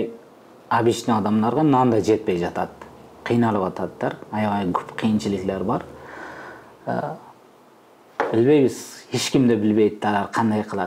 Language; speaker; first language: Kyrgyz; non-native, fluent; Uzbek